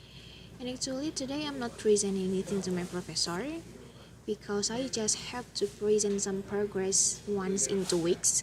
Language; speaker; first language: English; non-native, learner; Indonesian